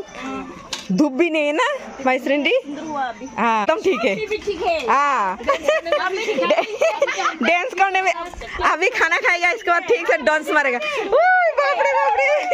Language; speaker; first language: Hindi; non-native, local second language; Bangla